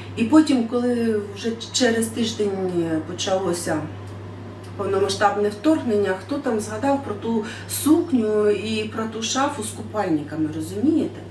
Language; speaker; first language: Ukrainian; non-native, local second language; Russian